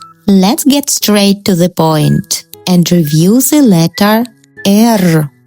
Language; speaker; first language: English; non-native, fluent; Russian